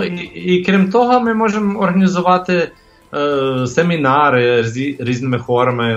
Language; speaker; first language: Ukrainian; early bilingual, heritage; English